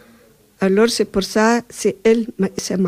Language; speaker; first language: French; non-native, learner; Spanish